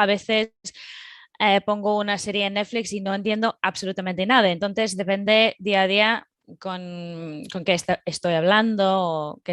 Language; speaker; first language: Spanish; non-native, fluent; English